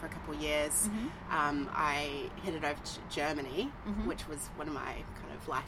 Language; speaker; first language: English; native; English